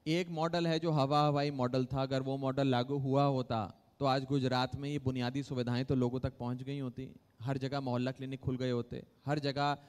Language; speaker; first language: Hindi; native; Hindi